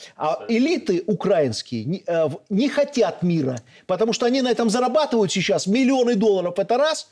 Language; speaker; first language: Russian; native; Russian